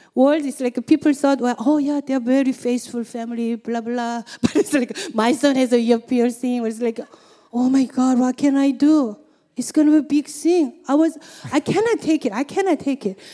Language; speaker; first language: English; non-native, learner; Korean